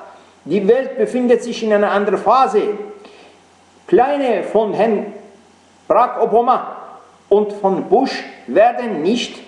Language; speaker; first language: German; non-native, fluent; Persian